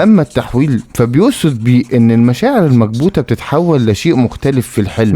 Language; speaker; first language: Arabic; native; Arabic